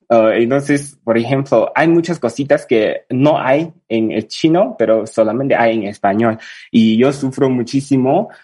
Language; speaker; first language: Spanish; non-native, fluent; Chinese